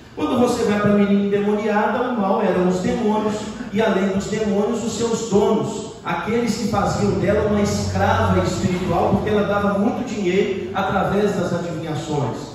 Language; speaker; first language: Portuguese; native; Portuguese